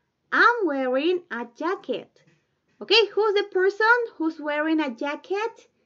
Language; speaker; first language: English; non-native, fluent; Spanish